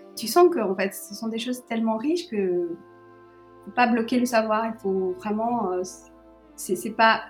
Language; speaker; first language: French; early bilingual, other home language; Sinhala